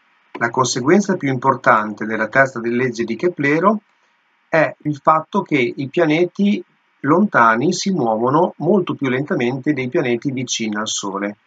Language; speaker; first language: Italian; native; Italian